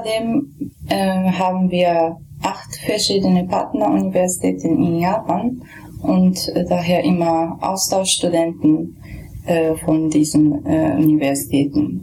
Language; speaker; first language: German; non-native, fluent; Japanese